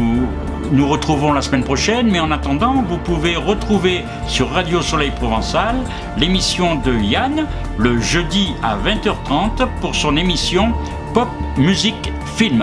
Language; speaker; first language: French; native; French